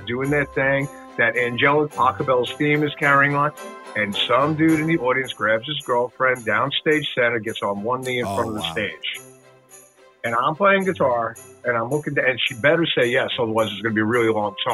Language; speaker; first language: English; native; English